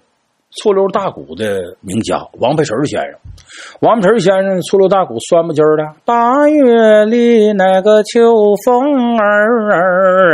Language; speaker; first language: Chinese; native; Chinese